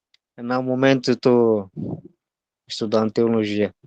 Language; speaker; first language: Portuguese; non-native, local second language; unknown